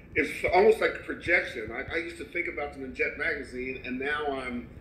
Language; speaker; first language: English; native; English